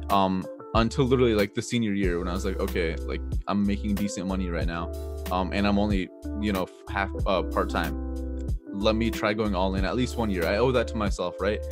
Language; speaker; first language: English; native; English